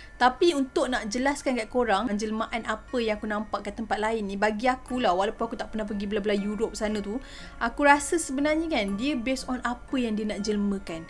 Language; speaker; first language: Malay; native; Malay